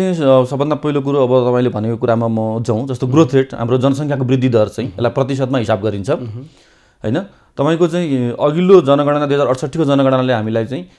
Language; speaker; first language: Nepali; native; Nepali